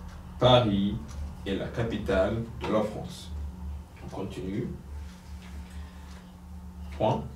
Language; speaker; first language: French; non-native, fluent; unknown